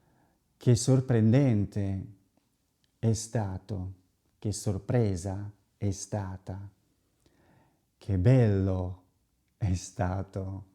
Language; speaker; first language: Italian; non-native, fluent; Slovak